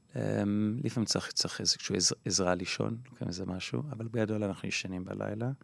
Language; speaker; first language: Hebrew; non-native, fluent; English